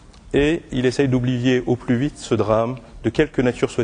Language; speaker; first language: French; native; French